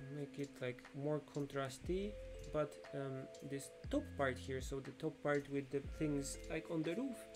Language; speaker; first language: English; non-native, fluent; Polish